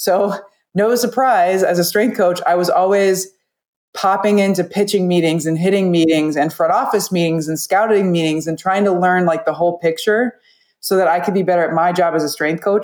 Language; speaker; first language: English; native; English